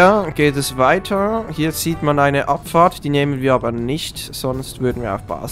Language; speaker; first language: German; native; German